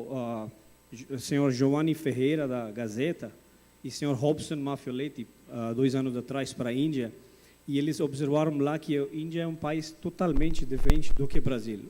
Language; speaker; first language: Portuguese; non-native, fluent; English